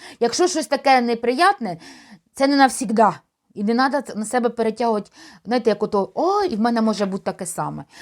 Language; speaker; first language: Ukrainian; non-native, local second language; Russian